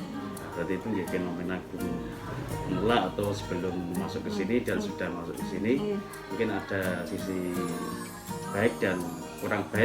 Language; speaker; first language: Indonesian; native; Indonesian